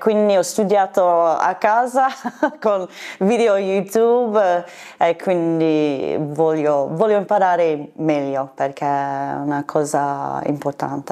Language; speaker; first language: Italian; non-native, fluent; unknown